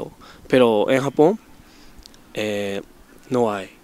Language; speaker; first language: Spanish; non-native, learner; Japanese